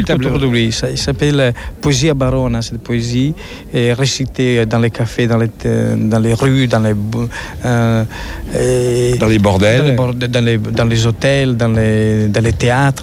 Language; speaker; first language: French; non-native, fluent; Italian